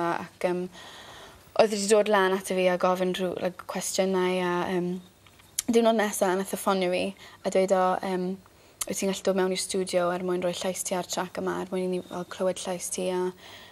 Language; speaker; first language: Welsh; native; Welsh